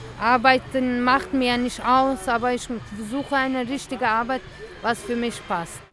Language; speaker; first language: German; non-native, learner; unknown